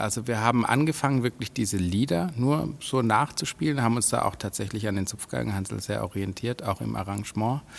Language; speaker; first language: German; native; German